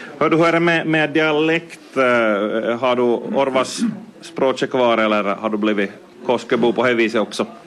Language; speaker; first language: Swedish; native; Swedish